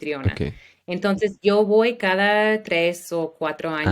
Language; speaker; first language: Spanish; non-native, learner; English